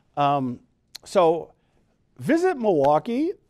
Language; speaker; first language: English; native; English